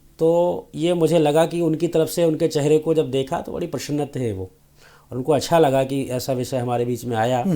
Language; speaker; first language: Hindi; native; Hindi